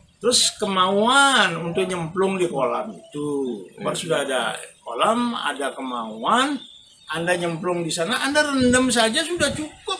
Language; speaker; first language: Indonesian; non-native, local second language; Javanese